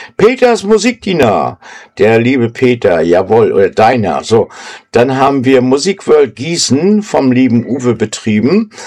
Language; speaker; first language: German; native; German